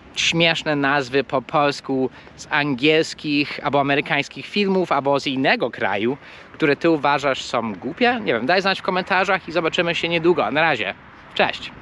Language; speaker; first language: Polish; non-native, fluent; English